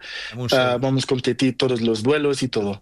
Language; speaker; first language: Spanish; non-native, learner; Portuguese